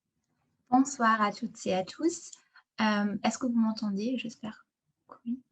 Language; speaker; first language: French; non-native, fluent; German